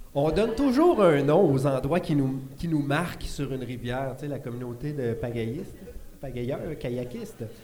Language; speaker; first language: French; native; French